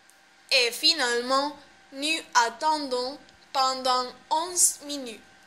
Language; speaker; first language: French; non-native, learner; Spanish